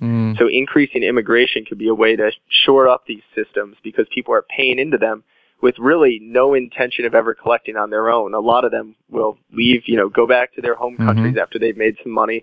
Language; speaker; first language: English; native; English